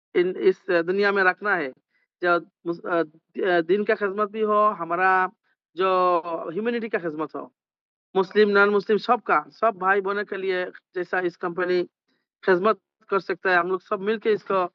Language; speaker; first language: Hindi; non-native, learner; Bangla